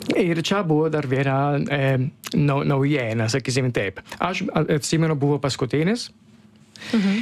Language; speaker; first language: Lithuanian; non-native, fluent; Italian